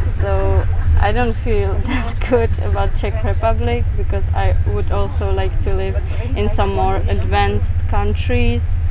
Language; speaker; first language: English; non-native, fluent; Czech